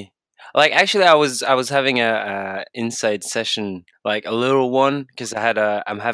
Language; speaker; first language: English; non-native, fluent; Norwegian